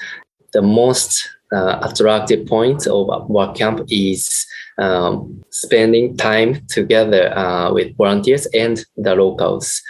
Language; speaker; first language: English; non-native, learner; Japanese